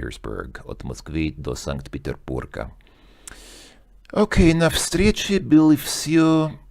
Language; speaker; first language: Russian; non-native, learner; English